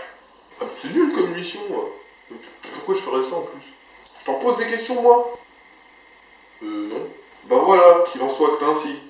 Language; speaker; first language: French; native; French